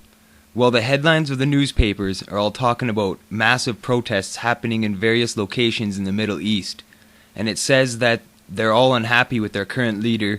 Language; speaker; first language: English; native; English